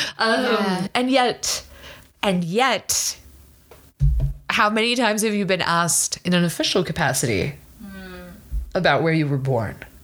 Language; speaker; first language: English; early bilingual, other home language; Spanish